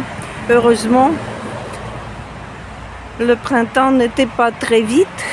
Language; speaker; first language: French; non-native, fluent; Russian